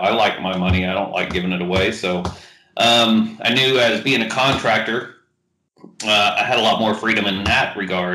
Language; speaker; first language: English; native; English